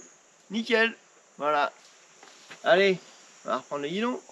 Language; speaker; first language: French; native; French